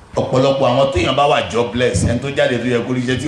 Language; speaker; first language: English; non-native, local second language; Yoruba